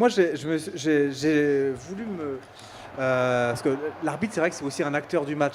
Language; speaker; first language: French; native; French